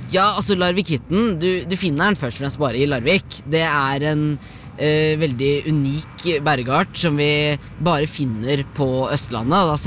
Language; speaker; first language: Norwegian; native; Norwegian